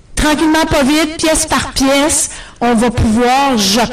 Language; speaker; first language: French; native; French